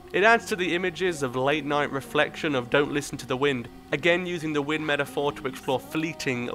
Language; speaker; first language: English; native; English